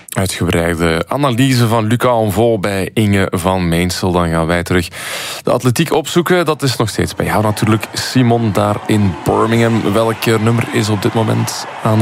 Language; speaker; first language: Dutch; native; Dutch